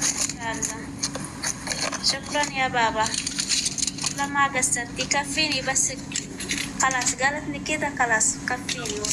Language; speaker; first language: Arabic; non-native, learner; Oromo